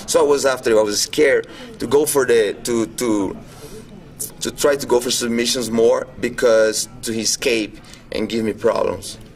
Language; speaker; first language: English; non-native, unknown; Portuguese